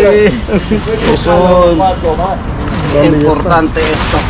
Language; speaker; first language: Spanish; non-native, learner; Filipino